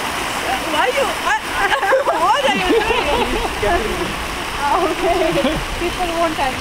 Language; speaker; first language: English; non-native, learner; Russian